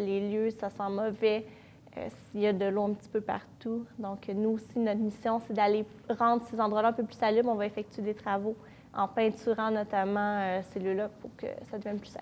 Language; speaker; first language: French; native; French